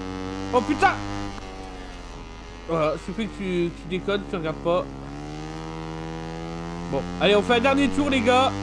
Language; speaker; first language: French; native; French